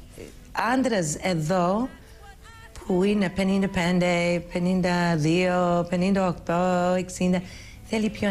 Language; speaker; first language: Greek; early bilingual, heritage; English